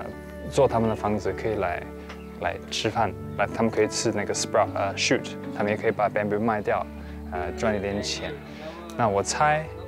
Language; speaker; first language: Chinese; early bilingual, heritage; Chinese